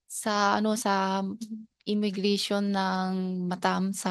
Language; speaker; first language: Filipino; non-native, learner; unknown